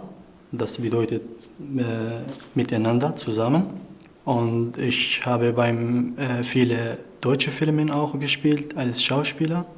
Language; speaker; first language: German; non-native, learner; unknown